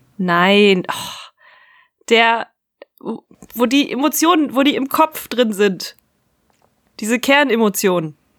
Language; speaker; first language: German; native; German